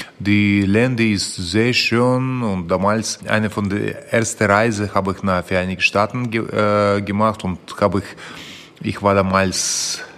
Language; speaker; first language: German; non-native, fluent; Russian